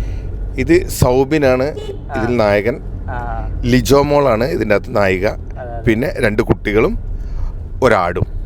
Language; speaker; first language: Malayalam; native; Malayalam